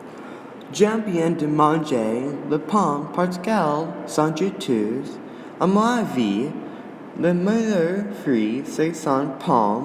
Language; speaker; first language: French; non-native, learner; English